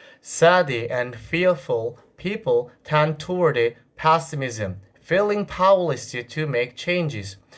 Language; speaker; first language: English; non-native, fluent; Korean